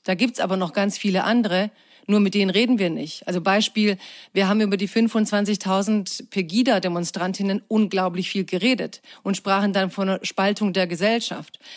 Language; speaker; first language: German; early bilingual, other home language; Croatian